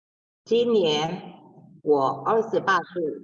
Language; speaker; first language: Chinese; non-native, learner; Indonesian